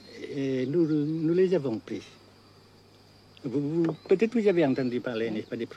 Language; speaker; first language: French; non-native, fluent; Vietnamese